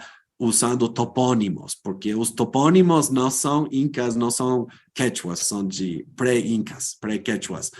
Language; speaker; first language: Portuguese; non-native, fluent; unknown